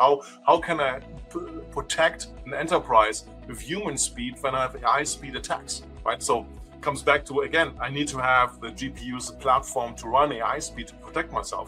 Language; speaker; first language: English; non-native, fluent; German